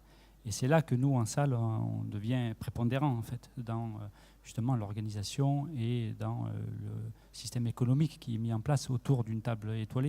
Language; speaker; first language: French; native; French